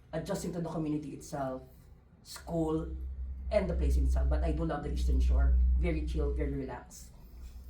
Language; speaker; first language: English; non-native, local second language; Filipino